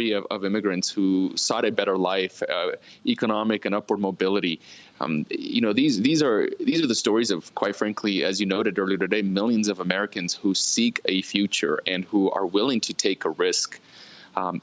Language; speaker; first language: English; early bilingual, other home language; Spanish